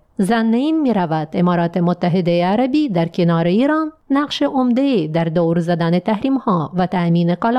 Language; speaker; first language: Persian; native; Persian